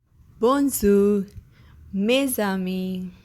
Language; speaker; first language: French; non-native, fluent; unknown